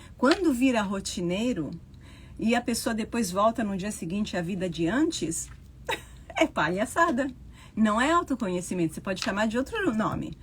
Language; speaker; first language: Portuguese; non-native, fluent; Italian